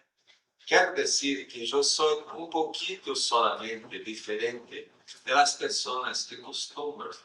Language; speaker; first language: Spanish; non-native, learner; Portuguese